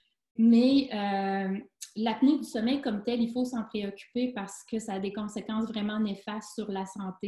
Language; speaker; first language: French; native; French